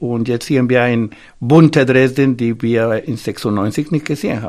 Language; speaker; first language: German; non-native, fluent; Spanish